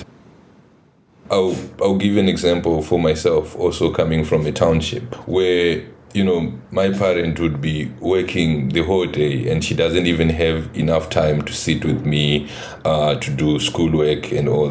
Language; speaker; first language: English; non-native, local second language; Shona